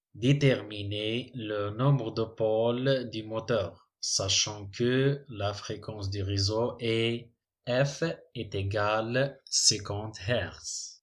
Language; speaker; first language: French; non-native, local second language; Arabic